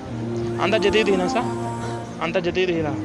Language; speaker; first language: Arabic; non-native, learner; Urdu